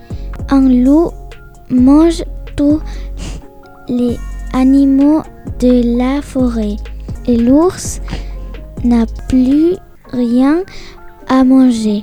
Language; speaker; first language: French; non-native, learner; Spanish